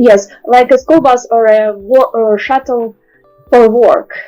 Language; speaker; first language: English; non-native, learner; Russian